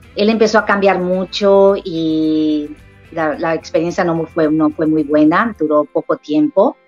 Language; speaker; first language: Spanish; native; Spanish